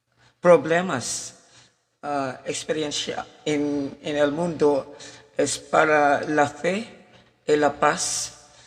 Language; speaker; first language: Spanish; non-native, learner; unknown